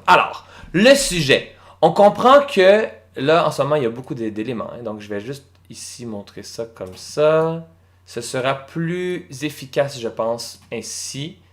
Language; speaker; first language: French; native; French